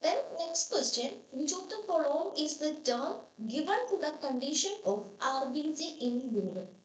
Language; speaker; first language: English; non-native, local second language; Malayalam